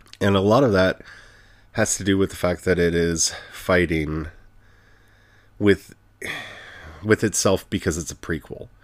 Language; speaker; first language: English; native; English